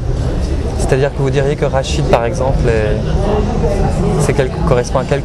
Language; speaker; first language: French; native; French